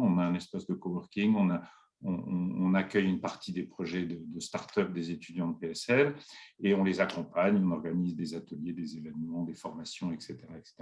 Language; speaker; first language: French; native; French